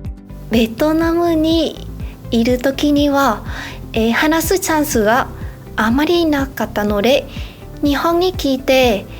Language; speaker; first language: Japanese; non-native, learner; Vietnamese